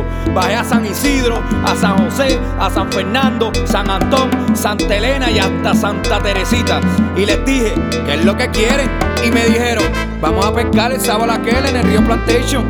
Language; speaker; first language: Spanish; native; Spanish